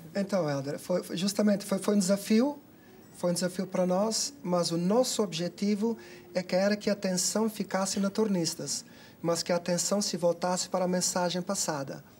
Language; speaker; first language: Portuguese; non-native, local second language; Kabuverdianu